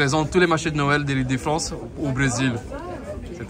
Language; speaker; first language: French; non-native, fluent; Portuguese